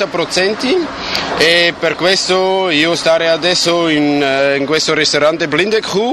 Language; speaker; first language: Italian; non-native, learner; German